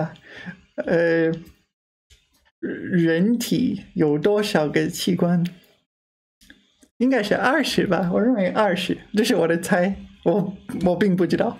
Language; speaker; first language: Chinese; non-native, learner; English